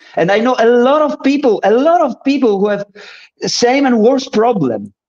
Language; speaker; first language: English; early bilingual, other home language; Polish